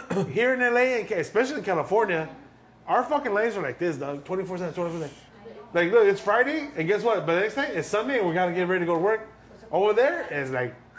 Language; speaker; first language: English; early bilingual, other home language; Spanish